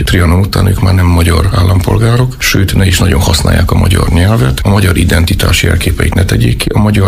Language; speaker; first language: Hungarian; native; Hungarian